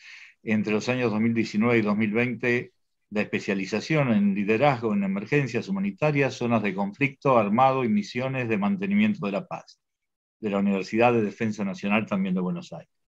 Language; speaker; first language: Spanish; native; Spanish